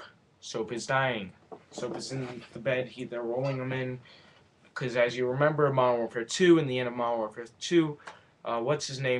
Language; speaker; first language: English; native; English